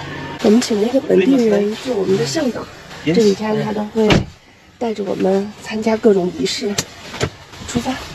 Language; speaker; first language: Chinese; native; Chinese